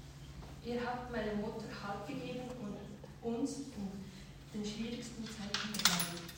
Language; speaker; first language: German; early bilingual, other home language; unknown